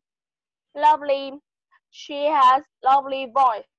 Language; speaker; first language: English; non-native, learner; Vietnamese